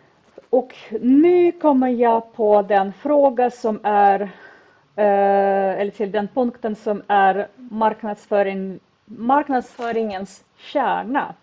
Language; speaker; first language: Swedish; non-native, fluent; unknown